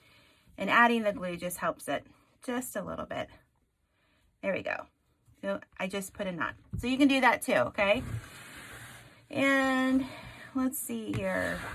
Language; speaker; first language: English; native; English